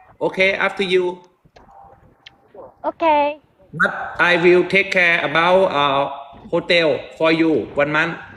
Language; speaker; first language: English; non-native, learner; Thai